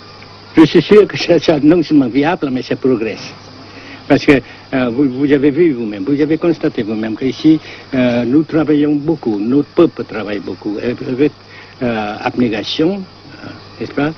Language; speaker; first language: French; non-native, local second language; Vietnamese